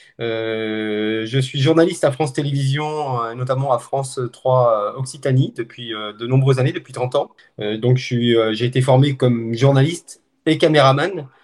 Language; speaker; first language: French; native; French